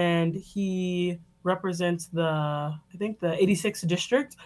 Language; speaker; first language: English; native; English